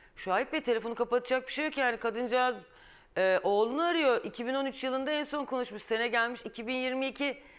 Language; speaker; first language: Turkish; native; Turkish